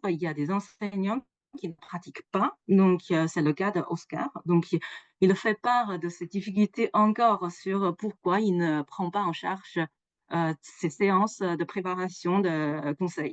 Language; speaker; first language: French; non-native, fluent; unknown